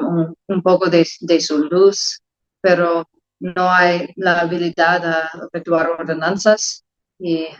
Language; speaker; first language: Spanish; non-native, learner; English